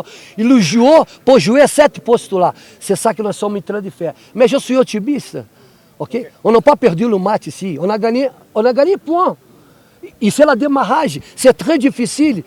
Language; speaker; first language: French; non-native, learner; Portuguese